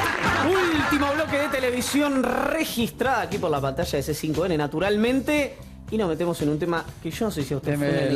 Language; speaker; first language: Spanish; native; Spanish